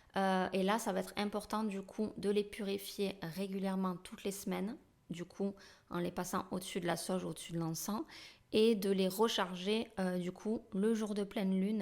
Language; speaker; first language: French; native; French